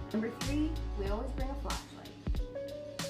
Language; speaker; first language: English; native; English